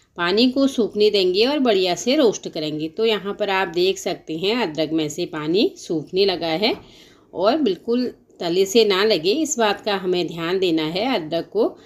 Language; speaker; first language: Hindi; native; Hindi